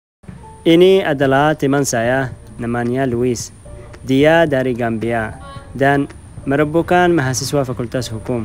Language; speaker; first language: Indonesian; non-native, fluent; Arabic